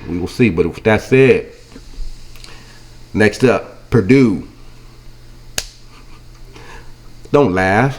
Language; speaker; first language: English; native; English